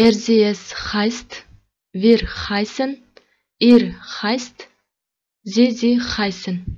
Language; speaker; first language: German; non-native, learner; Kyrgyz